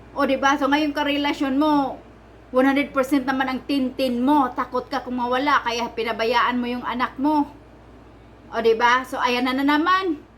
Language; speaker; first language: Filipino; non-native, local second language; Cebuano